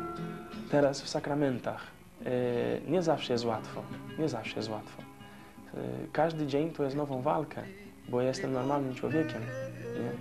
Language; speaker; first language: Polish; non-native, fluent; Portuguese